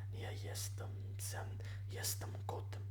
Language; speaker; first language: Polish; non-native, learner; English